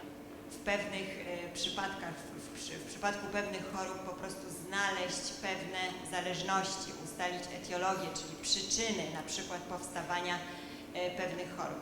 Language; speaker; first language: Polish; native; Polish